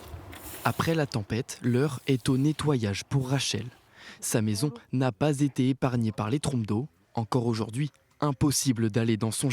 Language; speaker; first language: French; native; French